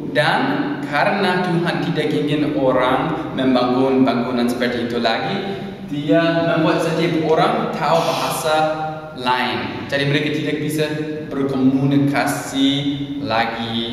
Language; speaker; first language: Indonesian; non-native, learner; English